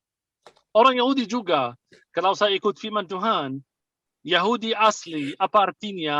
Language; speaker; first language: Indonesian; non-native, fluent; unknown